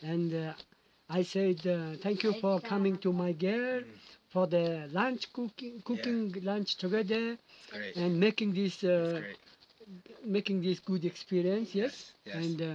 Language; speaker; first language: English; non-native, learner; Mongolian